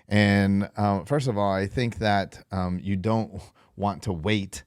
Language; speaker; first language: English; native; English